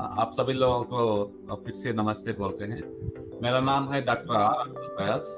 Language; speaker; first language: Hindi; non-native, local second language; Kannada